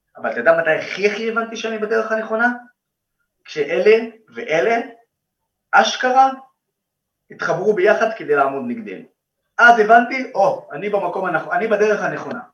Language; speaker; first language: Hebrew; non-native, local second language; Arabic